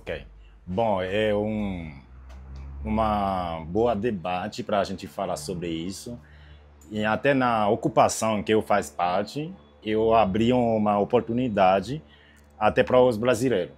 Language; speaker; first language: Portuguese; non-native, learner; Haitian Creole